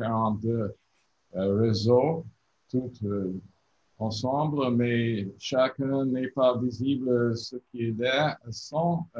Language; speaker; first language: French; non-native, learner; English